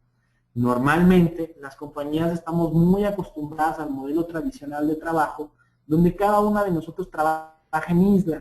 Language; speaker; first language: Spanish; native; Spanish